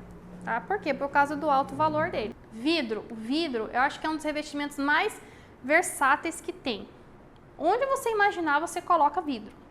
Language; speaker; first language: Portuguese; native; Portuguese